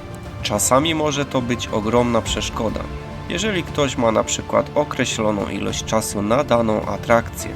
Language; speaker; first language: Polish; native; Polish